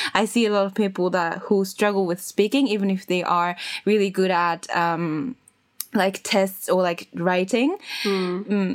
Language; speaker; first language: English; early bilingual, other home language; Japanese